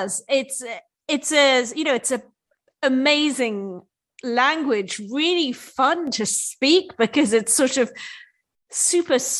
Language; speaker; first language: English; native; English